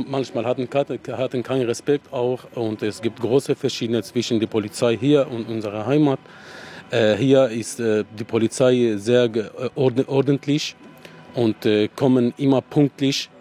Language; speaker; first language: German; non-native, learner; Arabic